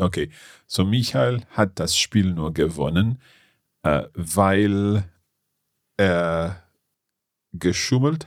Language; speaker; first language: German; non-native, learner; English